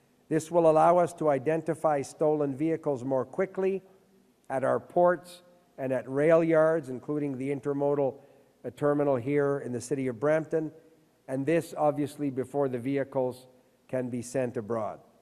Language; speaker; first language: English; early bilingual, other home language; French